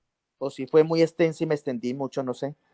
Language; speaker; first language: Spanish; native; Spanish